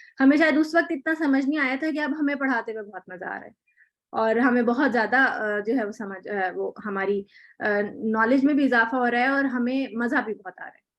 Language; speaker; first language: Urdu; native; Urdu